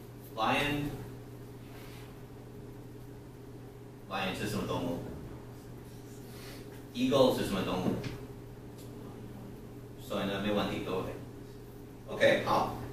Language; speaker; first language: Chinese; non-native, fluent; English